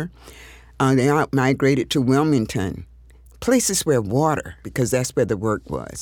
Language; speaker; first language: English; native; English